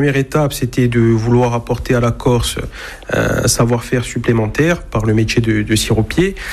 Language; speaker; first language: French; native; French